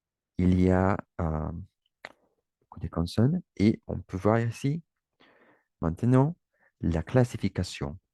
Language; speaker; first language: French; non-native, learner; Spanish